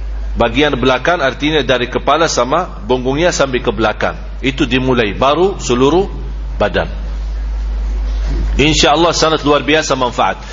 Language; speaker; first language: Indonesian; non-native, fluent; Arabic